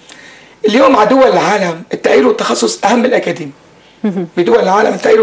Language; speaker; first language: Arabic; native; Arabic